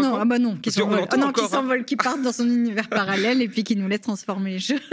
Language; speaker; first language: French; native; French